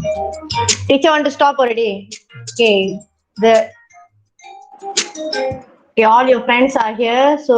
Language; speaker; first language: English; non-native, local second language; Tamil